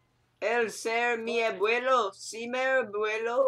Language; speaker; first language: Spanish; non-native, learner; English